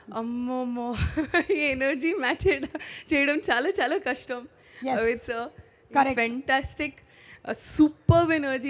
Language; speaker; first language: Telugu; non-native, local second language; Hindi